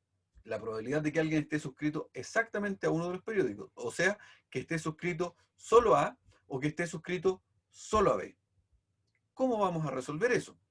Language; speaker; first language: Spanish; native; Spanish